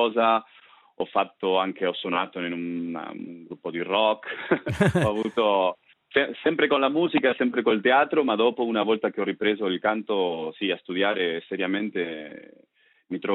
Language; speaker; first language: Italian; non-native, fluent; Spanish